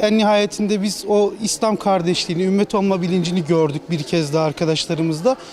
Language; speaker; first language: Turkish; native; Turkish